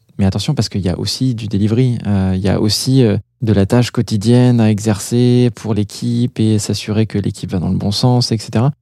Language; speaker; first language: French; native; French